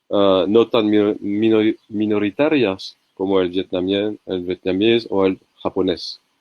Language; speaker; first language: Spanish; non-native, learner; French